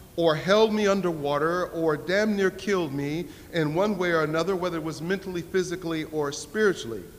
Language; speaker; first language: English; native; English